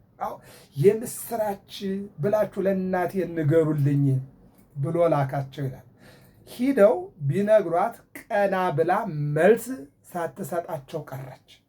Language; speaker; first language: Amharic; native; Amharic